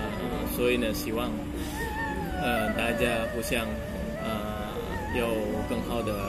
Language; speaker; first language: Chinese; non-native, fluent; Indonesian